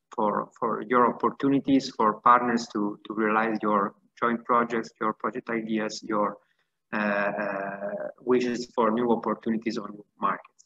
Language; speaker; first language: English; non-native, fluent; Italian